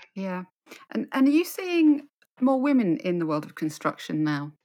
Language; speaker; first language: English; native; English